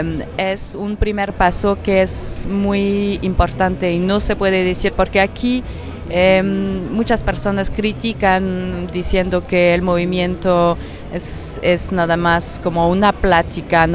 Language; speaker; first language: Spanish; non-native, fluent; French